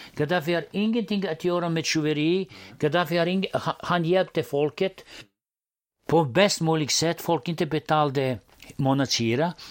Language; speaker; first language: Swedish; non-native, fluent; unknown